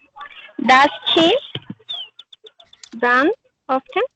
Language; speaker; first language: English; non-native, learner; Spanish